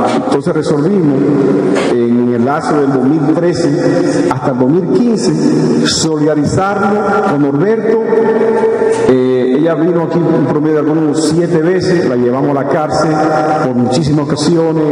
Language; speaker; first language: Spanish; native; Spanish